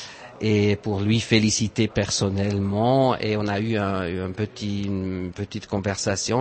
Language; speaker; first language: French; non-native, fluent; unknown